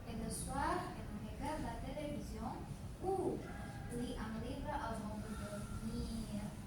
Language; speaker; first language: French; non-native, learner; Indonesian